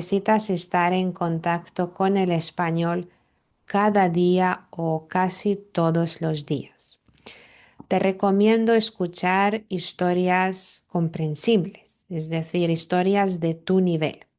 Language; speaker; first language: Spanish; non-native, fluent; Lithuanian